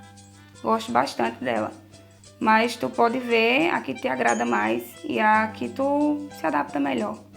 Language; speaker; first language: Portuguese; native; Portuguese